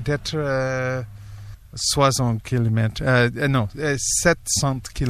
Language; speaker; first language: French; non-native, learner; English